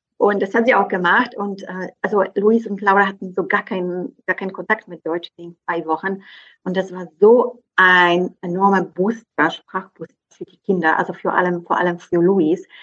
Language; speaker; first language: German; non-native, fluent; Polish